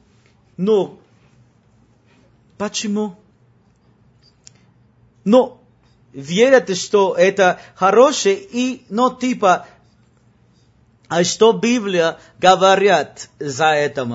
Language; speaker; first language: Russian; non-native, learner; Spanish